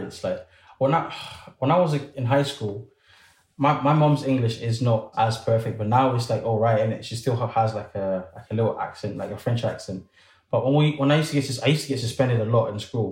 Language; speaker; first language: English; early bilingual, other home language; French